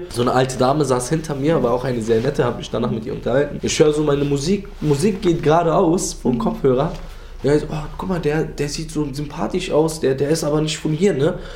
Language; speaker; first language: German; early bilingual, other home language; Turkish